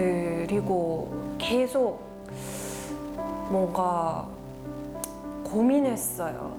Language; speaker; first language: Korean; non-native, fluent; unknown